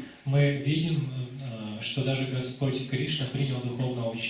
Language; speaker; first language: Russian; native; Russian